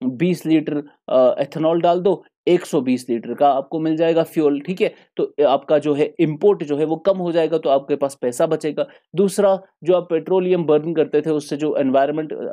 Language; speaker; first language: Hindi; non-native, local second language; Kashmiri